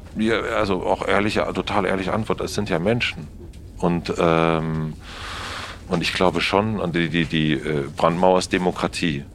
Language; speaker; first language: German; native; German